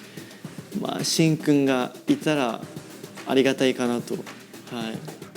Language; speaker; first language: Japanese; native; Japanese